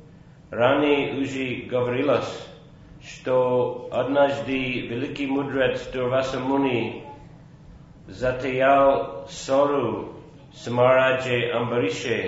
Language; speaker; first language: Russian; non-native, fluent; English